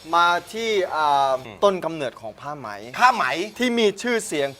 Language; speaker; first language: Thai; native; Thai